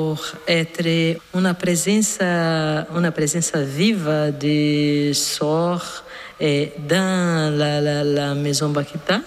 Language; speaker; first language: French; non-native, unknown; Portuguese